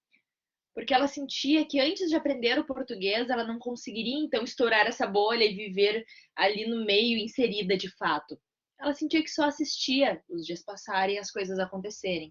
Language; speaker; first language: Portuguese; native; Portuguese